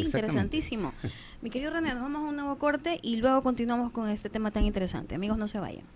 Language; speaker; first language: Spanish; native; Spanish